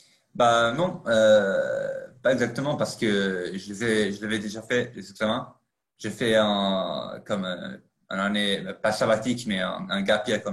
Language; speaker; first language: French; non-native, fluent; Italian